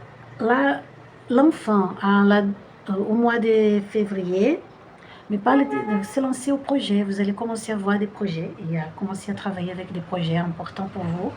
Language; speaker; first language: French; non-native, fluent; Portuguese